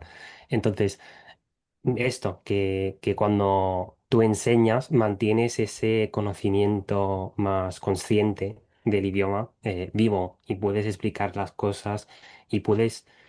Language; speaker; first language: Spanish; non-native, fluent; English